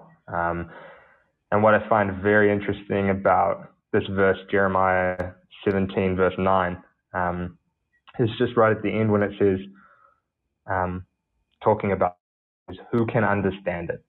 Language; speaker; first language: English; native; English